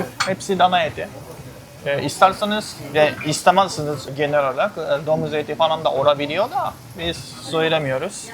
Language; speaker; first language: Turkish; non-native, fluent; Japanese